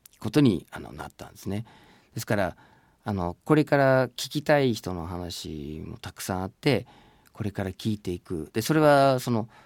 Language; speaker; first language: Japanese; non-native, fluent; English